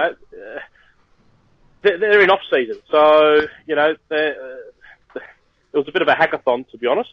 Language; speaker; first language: English; native; English